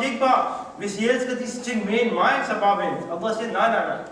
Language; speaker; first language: Danish; early bilingual, other home language; Urdu